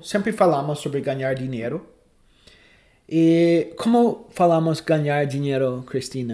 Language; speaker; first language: Portuguese; non-native, fluent; English